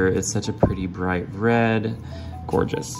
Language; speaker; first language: English; native; English